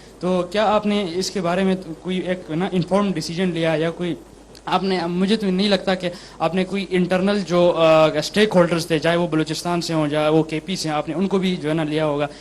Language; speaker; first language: Urdu; non-native, local second language; Pashto